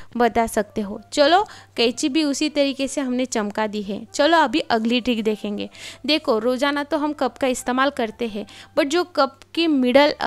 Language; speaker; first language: Hindi; non-native, local second language; Marathi